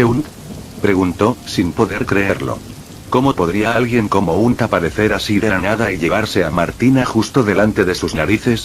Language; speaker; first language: Spanish; native; Spanish